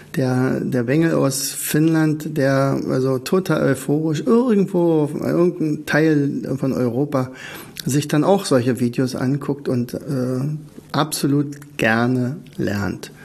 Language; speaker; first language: German; native; German